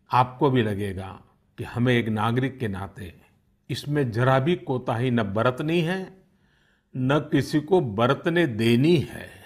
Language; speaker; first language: Hindi; non-native, local second language; Gujarati